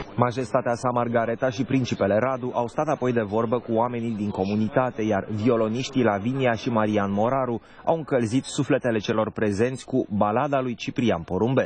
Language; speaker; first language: Romanian; native; Romanian